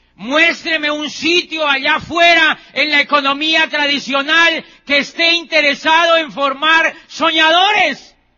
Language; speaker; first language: Spanish; native; Spanish